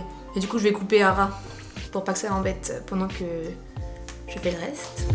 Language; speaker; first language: French; native; French